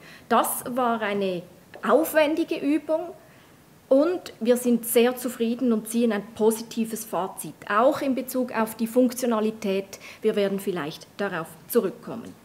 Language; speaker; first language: German; native; German